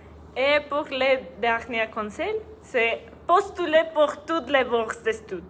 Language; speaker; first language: French; non-native, learner; Spanish